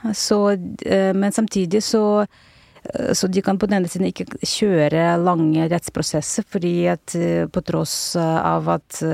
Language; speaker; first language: Norwegian; non-native, fluent; Russian